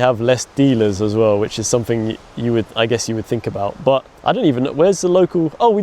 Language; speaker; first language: English; native; English